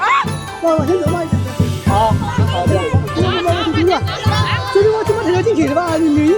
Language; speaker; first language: Chinese; non-native, learner; Amharic